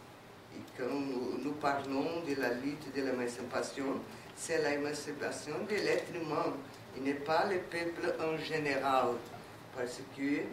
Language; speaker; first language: French; non-native, fluent; Portuguese